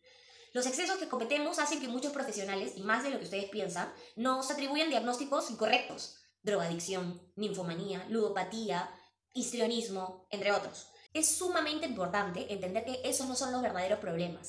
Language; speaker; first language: Spanish; native; Spanish